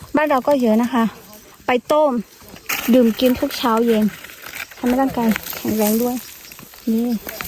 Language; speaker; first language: Thai; non-native, local second language; Karen languages